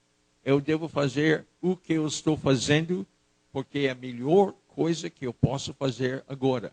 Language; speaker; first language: Portuguese; non-native, fluent; English